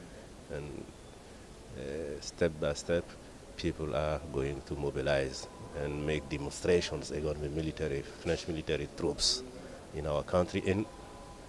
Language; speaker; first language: English; non-native, learner; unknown